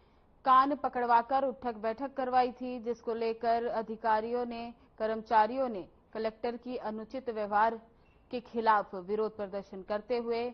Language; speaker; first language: Hindi; native; Hindi